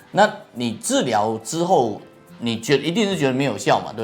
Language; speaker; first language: Chinese; native; Chinese